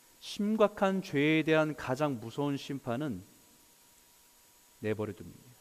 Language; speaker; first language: Korean; native; Korean